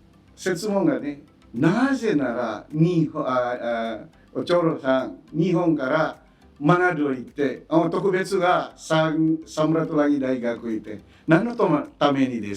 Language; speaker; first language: Japanese; non-native, learner; Indonesian